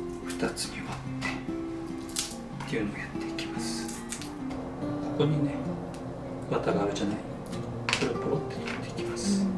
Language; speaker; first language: Japanese; native; Japanese